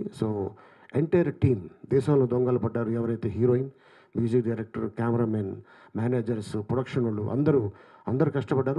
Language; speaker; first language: Telugu; native; Telugu